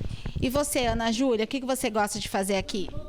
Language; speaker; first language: Portuguese; native; Portuguese